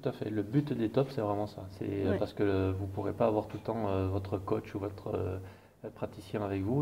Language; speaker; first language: French; native; French